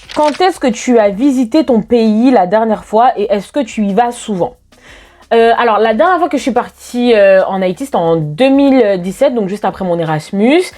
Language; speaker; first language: French; native; French